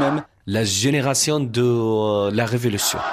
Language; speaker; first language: French; non-native, learner; Arabic